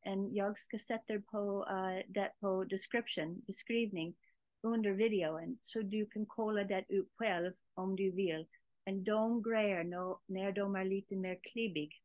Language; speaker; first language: Swedish; non-native, learner; English